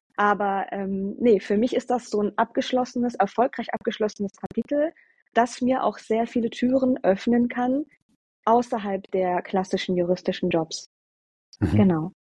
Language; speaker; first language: German; early bilingual, other home language; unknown